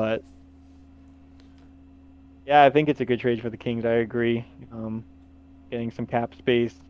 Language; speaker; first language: English; native; English